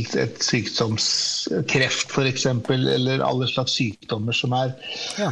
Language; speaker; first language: Norwegian; early bilingual, other home language; Persian